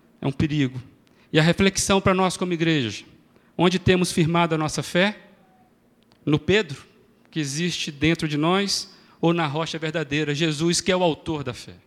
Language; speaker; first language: Portuguese; native; Portuguese